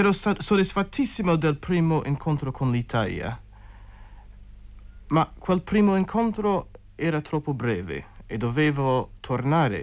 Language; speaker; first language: Italian; non-native, fluent; English